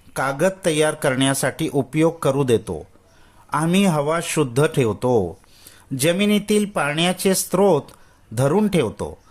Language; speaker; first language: Marathi; non-native, local second language; Urdu